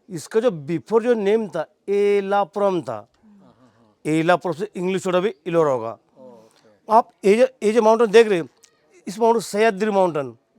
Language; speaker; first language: Hindi; non-native, local second language; Marathi